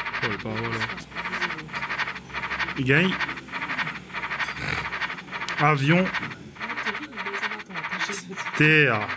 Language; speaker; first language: French; native; French